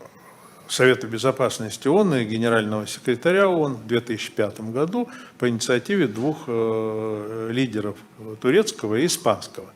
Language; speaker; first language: Russian; native; Russian